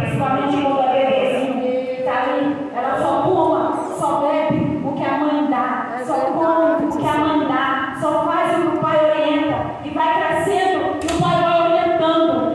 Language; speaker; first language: Portuguese; native; Portuguese